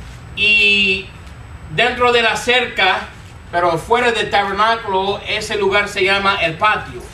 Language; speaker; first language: Spanish; non-native, fluent; English